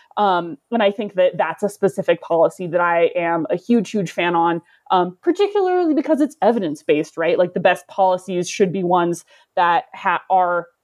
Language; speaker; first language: English; native; English